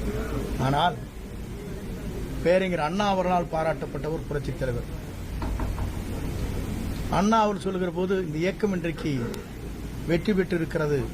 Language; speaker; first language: Tamil; native; Tamil